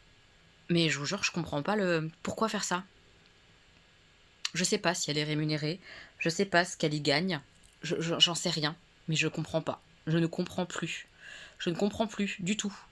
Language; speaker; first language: French; native; French